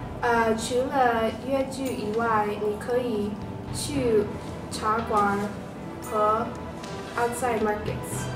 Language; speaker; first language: Chinese; non-native, learner; English